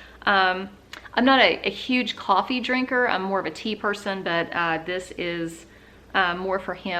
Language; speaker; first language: English; native; English